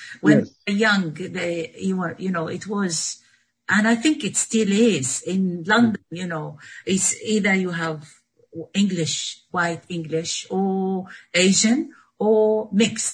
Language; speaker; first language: English; non-native, fluent; Arabic